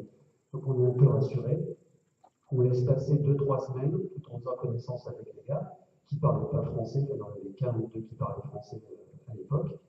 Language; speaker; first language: French; native; French